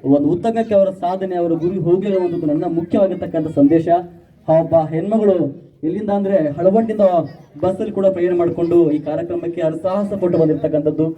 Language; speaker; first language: Kannada; native; Kannada